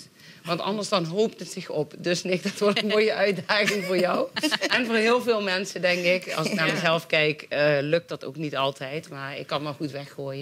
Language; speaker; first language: Dutch; native; Dutch